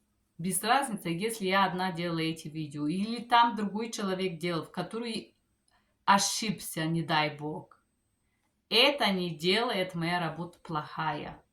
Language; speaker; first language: Russian; non-native, fluent; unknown